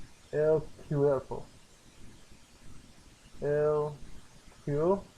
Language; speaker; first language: Spanish; non-native, learner; English